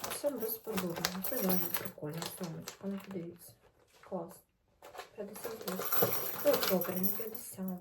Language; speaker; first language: Ukrainian; native; Ukrainian